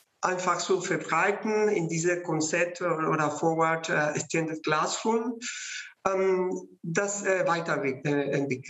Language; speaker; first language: German; non-native, fluent; Spanish